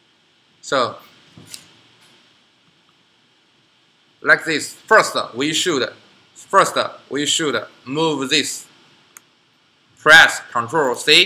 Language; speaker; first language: English; non-native, learner; Chinese